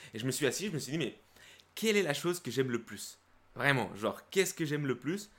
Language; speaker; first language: French; early bilingual, other home language; Spanish